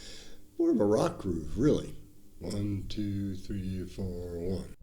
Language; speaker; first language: English; native; English